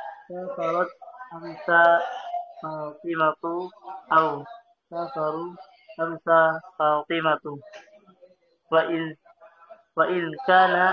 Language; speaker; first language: Arabic; non-native, learner; Indonesian